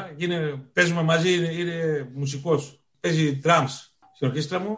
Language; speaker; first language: Greek; native; Greek